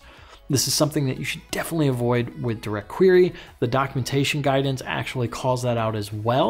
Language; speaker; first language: English; native; English